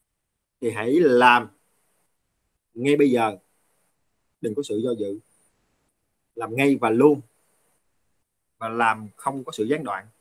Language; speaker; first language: Vietnamese; native; Vietnamese